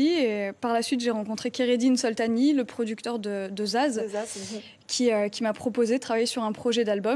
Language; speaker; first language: French; native; French